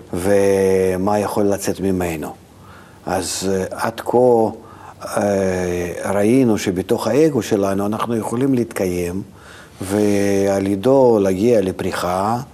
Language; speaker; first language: Hebrew; non-native, fluent; Russian